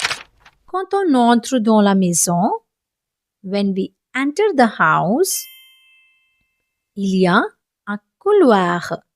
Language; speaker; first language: French; non-native, fluent; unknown